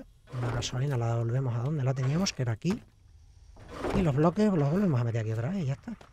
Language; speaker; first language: Spanish; native; Spanish